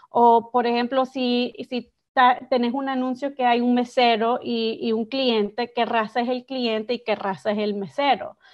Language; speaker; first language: Spanish; early bilingual, heritage; Spanish